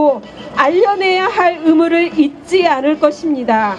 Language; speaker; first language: Korean; native; Korean